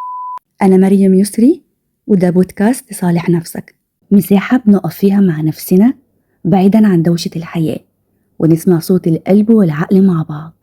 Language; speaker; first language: Arabic; native; Arabic